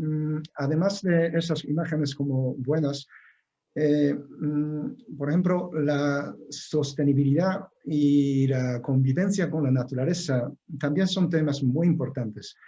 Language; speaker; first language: Spanish; non-native, fluent; Japanese